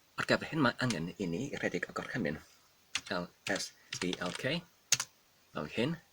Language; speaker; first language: Welsh; non-native, learner; Polish